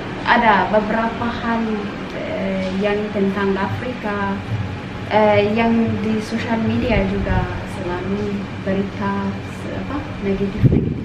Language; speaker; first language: Indonesian; non-native, learner; Amharic